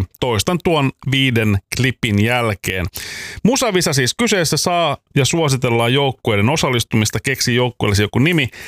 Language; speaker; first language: Finnish; native; Finnish